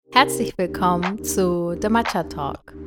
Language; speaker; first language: German; early bilingual, other home language; Turkish